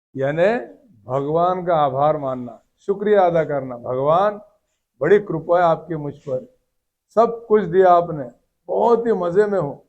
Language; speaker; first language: Hindi; non-native, local second language; Marathi